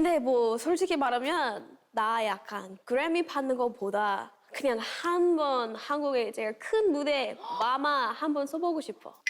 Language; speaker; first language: Korean; non-native, fluent; English